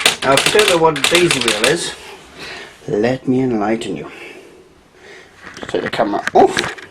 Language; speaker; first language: English; native; English